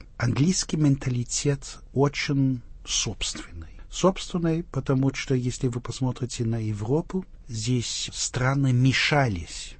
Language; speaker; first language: Russian; non-native, fluent; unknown